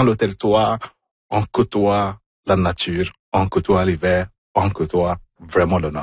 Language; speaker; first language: French; non-native, fluent; Igbo